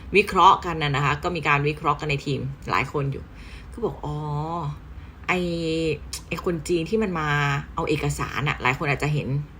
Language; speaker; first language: Thai; native; Thai